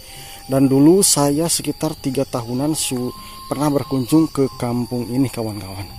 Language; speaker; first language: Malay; non-native, local second language; Sundanese